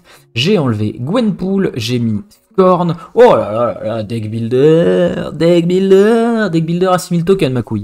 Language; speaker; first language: French; native; French